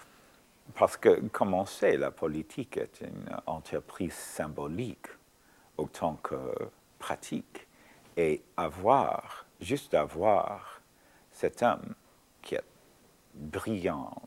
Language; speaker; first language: French; non-native, fluent; English